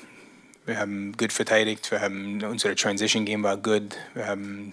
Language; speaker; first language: German; non-native, learner; English